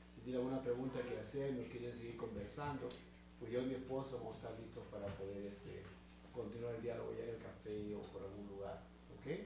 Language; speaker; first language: Spanish; native; Spanish